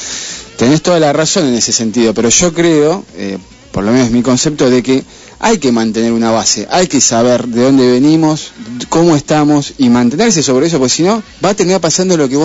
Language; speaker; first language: Spanish; native; Spanish